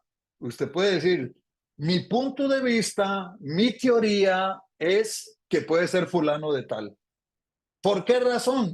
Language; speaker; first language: Spanish; native; Spanish